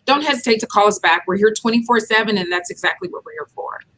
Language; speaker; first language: English; native; English